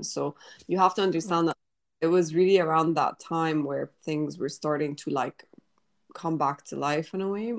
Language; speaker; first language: English; non-native, fluent; Arabic